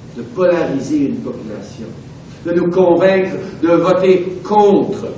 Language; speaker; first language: French; native; French